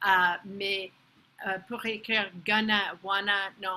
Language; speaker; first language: French; non-native, fluent; English